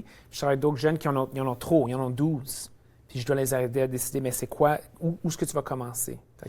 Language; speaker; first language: French; native; French